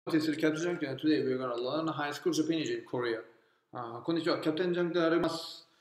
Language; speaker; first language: Japanese; non-native, fluent; Korean